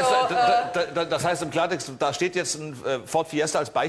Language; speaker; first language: German; native; German